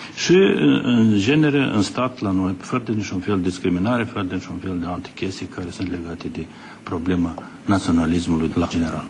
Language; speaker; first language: Romanian; native; Romanian